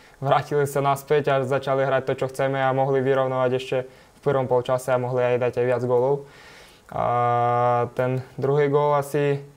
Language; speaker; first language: Slovak; non-native, fluent; Ukrainian